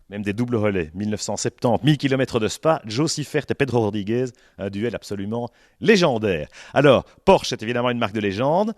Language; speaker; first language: French; native; French